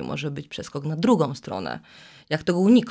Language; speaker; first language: Polish; native; Polish